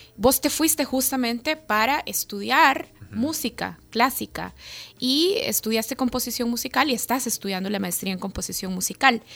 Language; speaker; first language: Spanish; native; Spanish